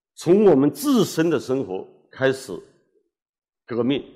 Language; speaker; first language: Chinese; native; Chinese